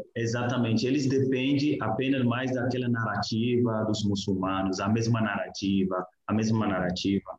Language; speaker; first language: Portuguese; non-native, fluent; Hausa